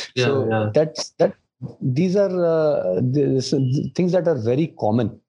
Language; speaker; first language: English; non-native, local second language; Hindi